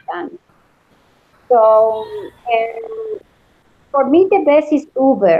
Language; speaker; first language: English; non-native, learner; Spanish